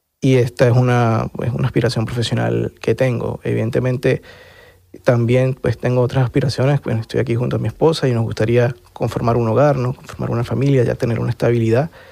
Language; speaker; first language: Spanish; native; Spanish